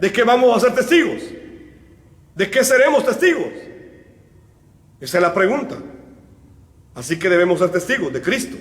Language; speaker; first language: Spanish; native; Spanish